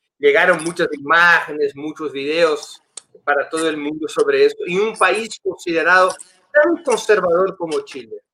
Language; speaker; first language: Spanish; non-native, fluent; Portuguese